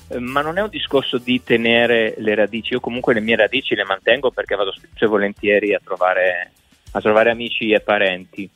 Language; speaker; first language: Italian; non-native, fluent; Slovenian